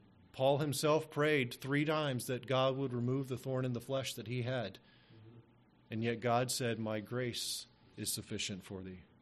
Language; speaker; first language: English; native; English